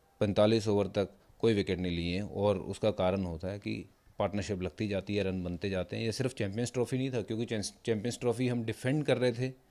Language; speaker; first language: Hindi; non-native, local second language; Punjabi